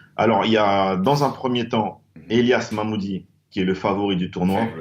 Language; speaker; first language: French; native; French